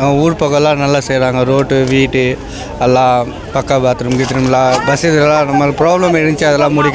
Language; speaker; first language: Tamil; non-native, local second language; Hindi